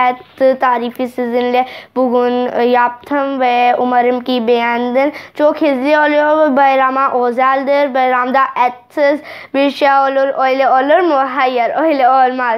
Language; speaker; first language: Turkish; non-native, learner; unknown